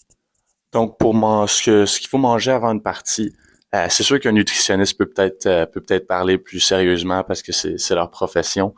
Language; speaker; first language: French; native; French